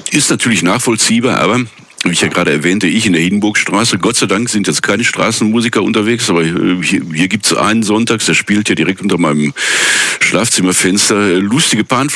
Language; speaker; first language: German; native; German